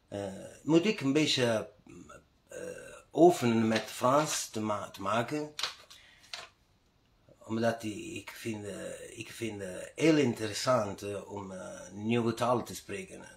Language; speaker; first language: Dutch; non-native, learner; Italian